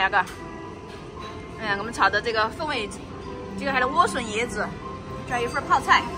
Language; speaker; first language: Chinese; native; Chinese